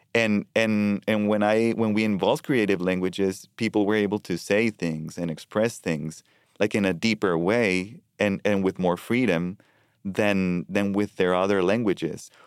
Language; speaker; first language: English; non-native, fluent; Spanish